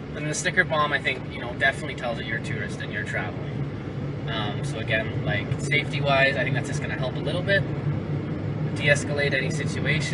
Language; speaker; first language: English; native; English